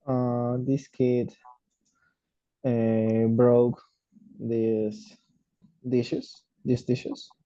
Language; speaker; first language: English; non-native, learner; Spanish